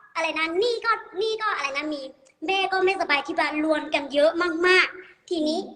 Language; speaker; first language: Thai; non-native, fluent; Burmese